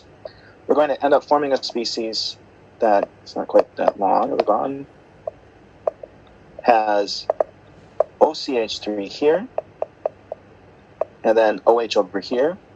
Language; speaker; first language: English; native; English